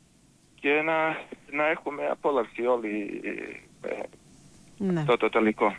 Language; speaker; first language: Greek; non-native, fluent; Serbian